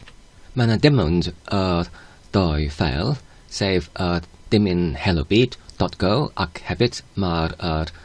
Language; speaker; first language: Welsh; non-native, fluent; English